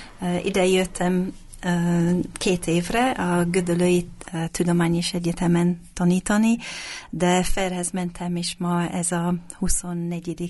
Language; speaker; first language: Hungarian; non-native, fluent; English